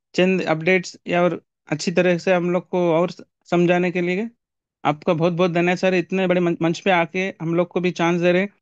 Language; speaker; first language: Hindi; non-native, local second language; Telugu